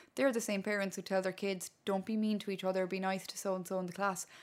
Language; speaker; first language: English; non-native, local second language; Irish